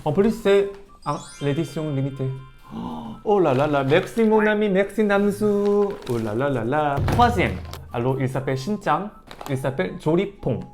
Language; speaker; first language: French; non-native, learner; Korean